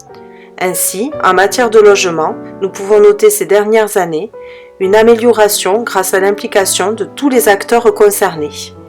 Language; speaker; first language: French; native; French